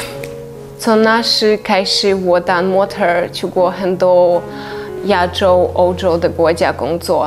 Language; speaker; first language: Chinese; non-native, fluent; Russian